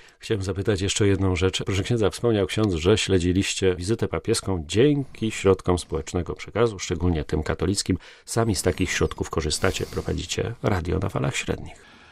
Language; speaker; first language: Polish; native; Polish